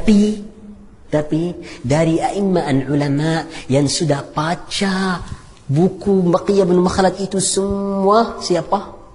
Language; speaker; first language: Indonesian; non-native, fluent; Arabic